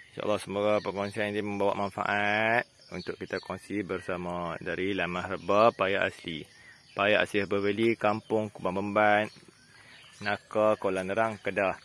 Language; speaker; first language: Malay; native; Malay